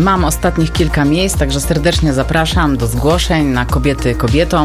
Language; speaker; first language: Polish; native; Polish